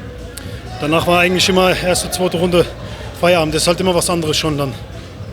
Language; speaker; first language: German; native; German